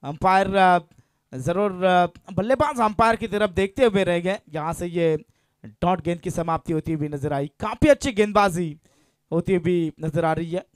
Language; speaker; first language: Hindi; non-native, local second language; Marathi